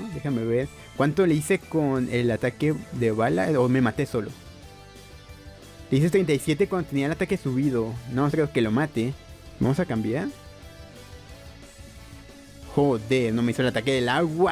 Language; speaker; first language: Spanish; native; Spanish